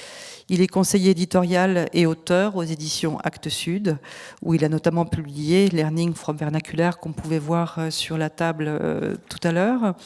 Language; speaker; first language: French; native; French